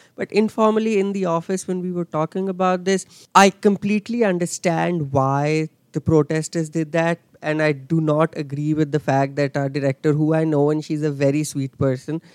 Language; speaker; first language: English; non-native, local second language; Hindi